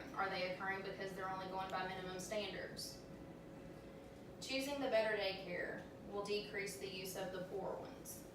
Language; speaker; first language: English; native; English